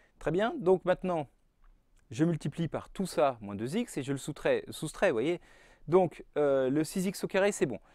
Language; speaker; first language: French; native; French